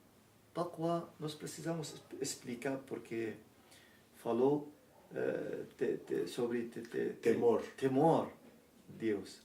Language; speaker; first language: Portuguese; non-native, learner; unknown